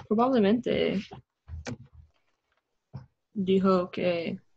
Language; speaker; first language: Spanish; non-native, learner; English